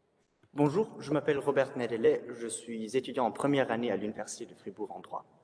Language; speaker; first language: French; native; French